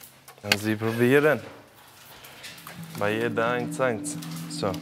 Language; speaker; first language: German; non-native, learner; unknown